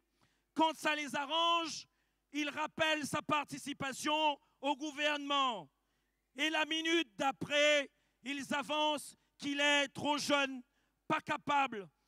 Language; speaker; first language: French; native; French